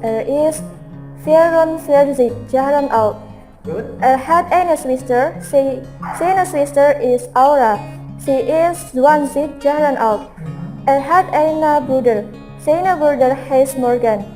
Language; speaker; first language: German; non-native, learner; Indonesian